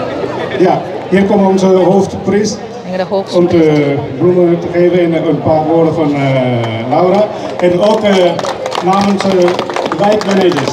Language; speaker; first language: Dutch; non-native, learner; Tamil